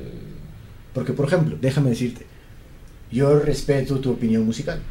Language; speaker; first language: Spanish; native; Spanish